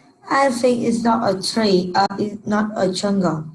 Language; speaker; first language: English; non-native, learner; Vietnamese